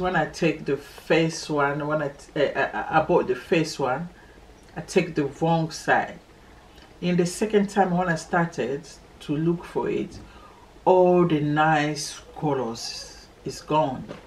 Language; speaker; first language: English; non-native, learner; Lingala